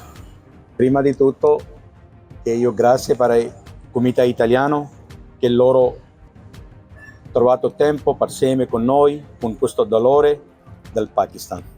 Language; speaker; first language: Italian; non-native, learner; Urdu